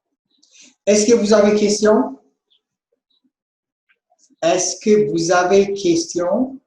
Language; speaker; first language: French; non-native, fluent; Amharic